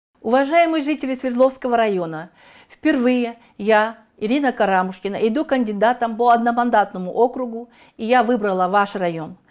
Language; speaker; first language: Russian; native; Russian